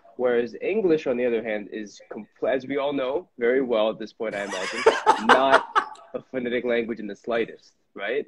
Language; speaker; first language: English; native; English